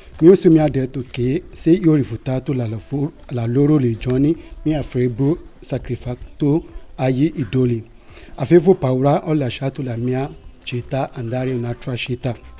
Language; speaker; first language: Italian; non-native, learner; Yoruba